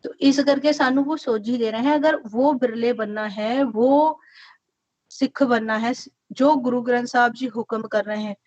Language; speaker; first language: Hindi; non-native, local second language; Punjabi